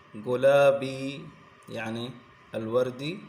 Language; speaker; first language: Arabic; non-native, fluent; Sindhi